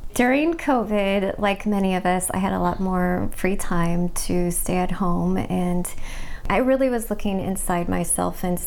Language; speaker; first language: English; native; English